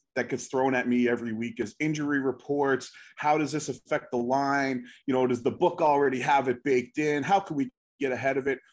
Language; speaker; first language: English; native; English